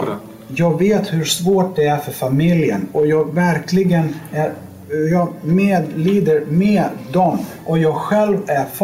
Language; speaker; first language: Swedish; non-native, learner; Lithuanian